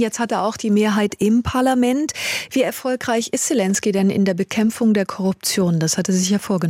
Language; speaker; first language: German; native; German